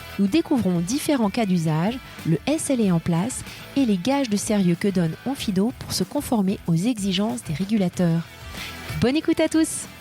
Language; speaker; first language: French; native; French